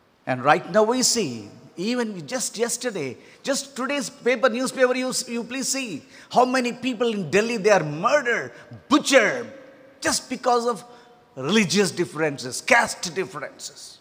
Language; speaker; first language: English; non-native, local second language; Telugu